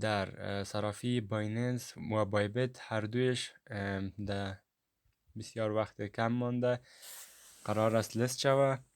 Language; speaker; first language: Persian; native; Persian